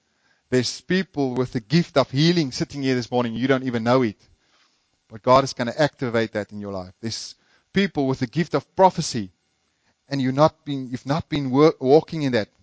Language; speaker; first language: English; non-native, local second language; Afrikaans